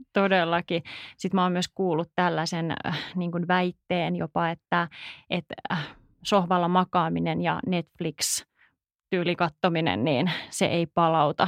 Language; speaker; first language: Finnish; native; Finnish